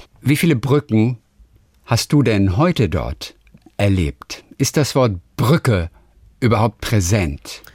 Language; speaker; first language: German; native; German